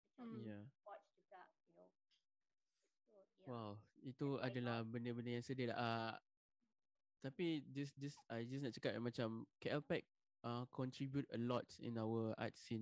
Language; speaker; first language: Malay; native; Malay